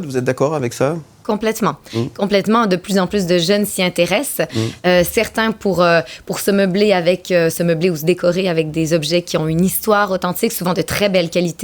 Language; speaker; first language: French; native; French